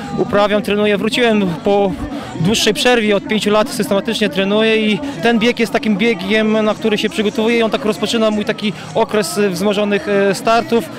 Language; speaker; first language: Polish; native; Polish